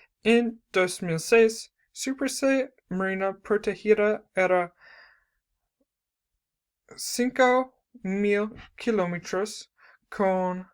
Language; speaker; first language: Spanish; non-native, learner; English